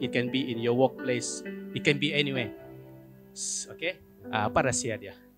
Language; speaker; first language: English; non-native, local second language; Malay